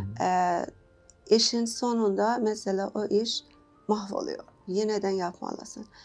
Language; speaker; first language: Turkish; non-native, learner; Persian